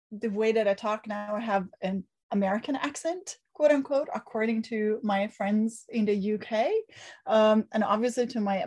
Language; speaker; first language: English; non-native, fluent; Italian